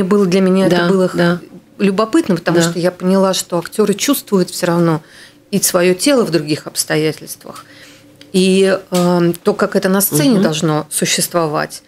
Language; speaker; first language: Russian; native; Russian